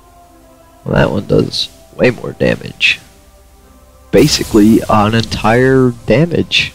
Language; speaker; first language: English; native; English